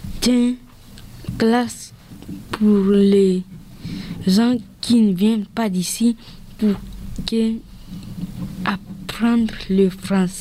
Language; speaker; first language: French; non-native, learner; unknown